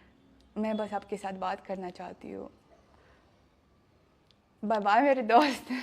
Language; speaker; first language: Hindi; non-native, fluent; Russian